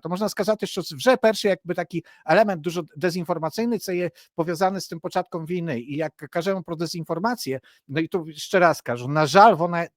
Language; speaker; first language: Polish; non-native, learner; Ukrainian